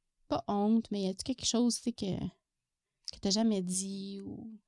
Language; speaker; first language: French; native; French